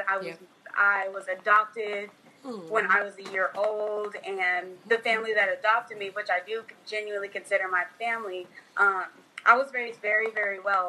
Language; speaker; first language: English; native; English